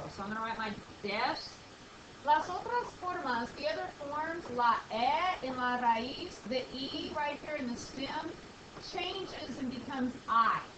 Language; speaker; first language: English; native; English